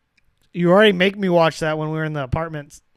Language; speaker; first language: English; native; English